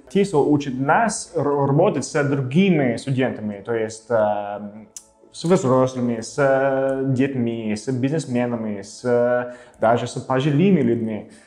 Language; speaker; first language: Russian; non-native, fluent; English